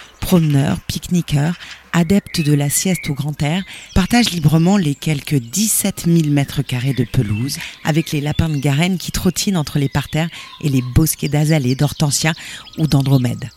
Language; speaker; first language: French; native; French